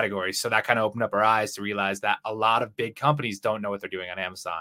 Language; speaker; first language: English; native; English